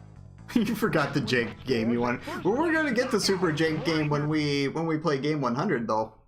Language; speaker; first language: English; native; English